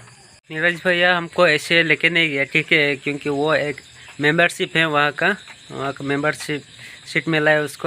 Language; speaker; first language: Hindi; non-native, local second language; Santali